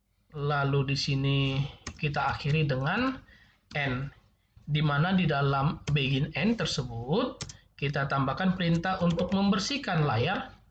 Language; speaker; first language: Indonesian; native; Indonesian